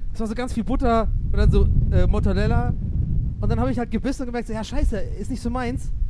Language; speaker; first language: German; native; German